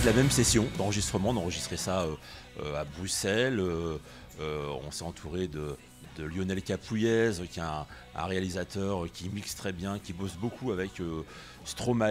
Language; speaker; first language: French; native; French